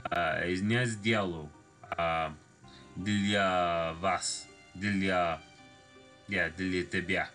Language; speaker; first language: Russian; non-native, learner; English